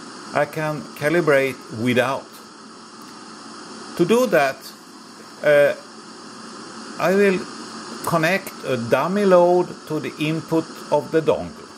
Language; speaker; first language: English; non-native, fluent; Swedish